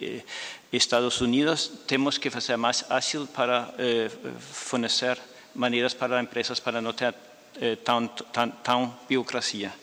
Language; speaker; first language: Portuguese; non-native, fluent; Danish